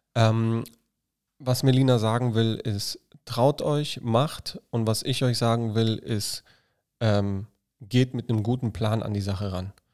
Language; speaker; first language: German; native; German